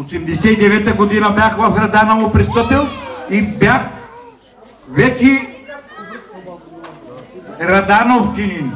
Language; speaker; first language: Bulgarian; non-native, local second language; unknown